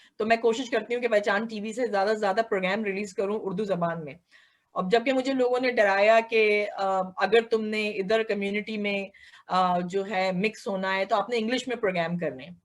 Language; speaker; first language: Urdu; native; Urdu